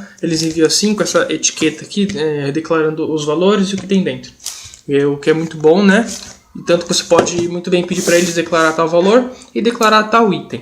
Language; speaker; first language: Portuguese; native; Portuguese